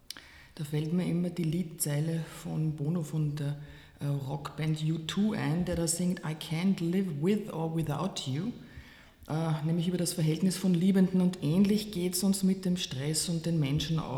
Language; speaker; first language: German; native; German